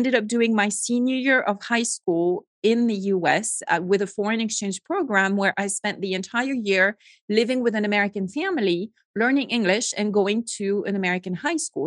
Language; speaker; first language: English; non-native, fluent; French